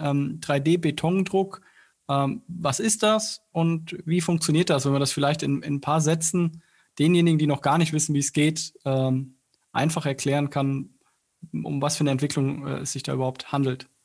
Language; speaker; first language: German; native; German